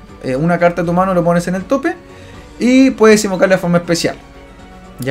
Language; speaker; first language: Spanish; native; Spanish